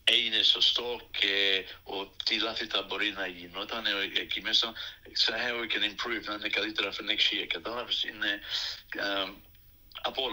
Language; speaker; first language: Greek; early bilingual, heritage; Greek